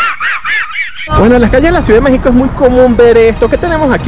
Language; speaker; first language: Spanish; native; Spanish